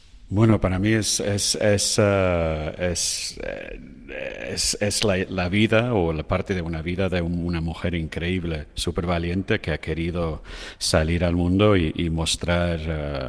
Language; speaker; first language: Spanish; non-native, fluent; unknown